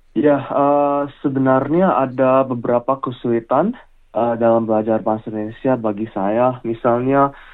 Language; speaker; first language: Indonesian; early bilingual, heritage; English